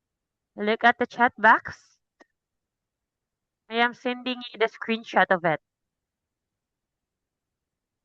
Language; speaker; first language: English; non-native, fluent; Cebuano